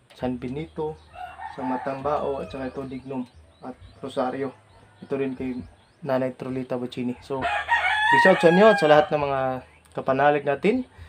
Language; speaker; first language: Filipino; non-native, local second language; Cebuano